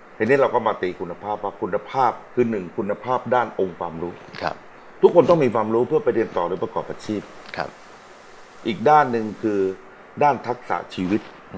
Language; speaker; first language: Thai; native; Thai